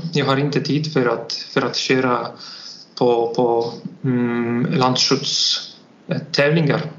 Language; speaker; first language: Swedish; non-native, learner; Polish